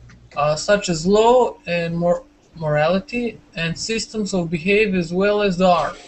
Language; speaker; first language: English; non-native, learner; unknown